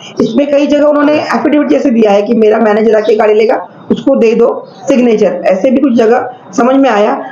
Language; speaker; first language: Hindi; non-native, local second language; Marathi